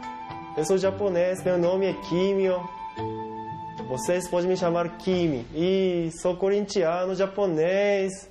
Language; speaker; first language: Portuguese; non-native, fluent; Japanese